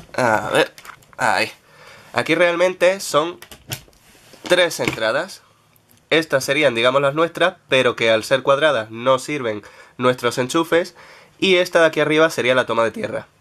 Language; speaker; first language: Spanish; native; Spanish